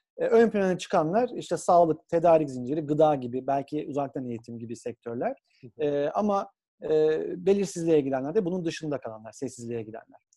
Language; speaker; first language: Turkish; native; Turkish